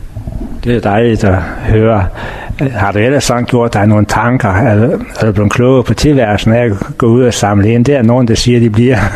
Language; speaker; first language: Danish; native; Danish